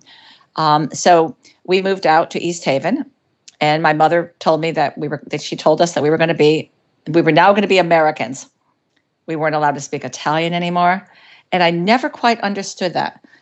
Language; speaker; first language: English; native; English